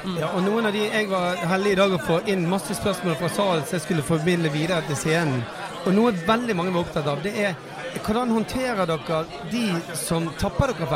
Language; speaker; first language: Norwegian; native; Norwegian